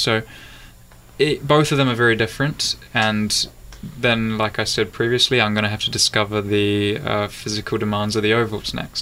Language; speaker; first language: English; native; English